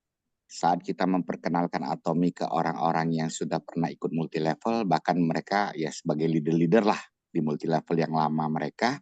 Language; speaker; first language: Indonesian; native; Indonesian